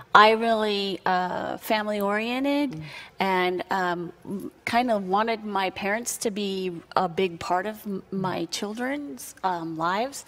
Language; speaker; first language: English; native; English